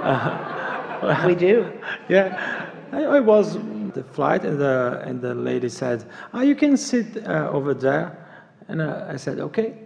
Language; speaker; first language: English; non-native, learner; Portuguese